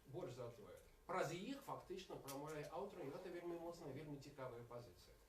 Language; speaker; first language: Belarusian; non-native, local second language; Russian